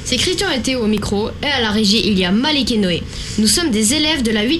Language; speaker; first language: French; native; French